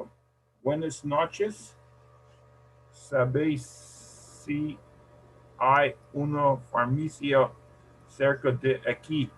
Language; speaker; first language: Spanish; non-native, learner; English